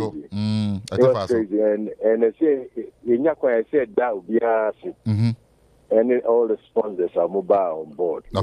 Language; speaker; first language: English; non-native, local second language; Akan